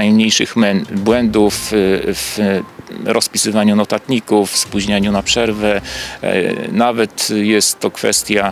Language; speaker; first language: Polish; native; Polish